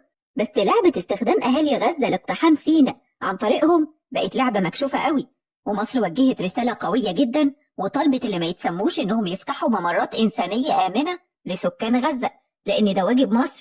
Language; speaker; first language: Arabic; native; Arabic